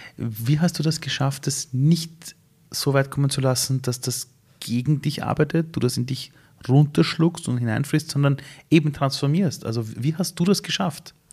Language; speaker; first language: German; early bilingual, other home language; Persian